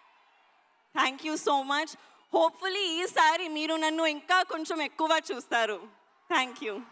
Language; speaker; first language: Telugu; non-native, learner; Hindi